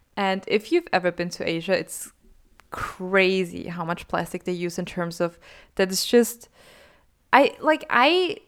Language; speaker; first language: English; non-native, fluent; German